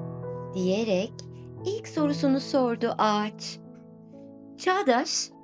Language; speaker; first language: Turkish; native; Turkish